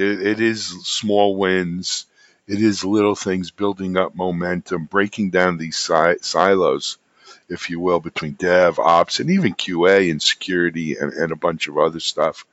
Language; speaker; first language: English; native; English